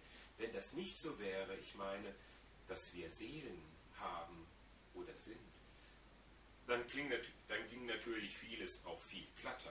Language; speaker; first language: German; native; German